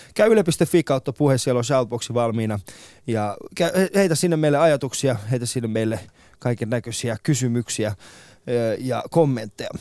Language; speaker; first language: Finnish; early bilingual, other home language; Persian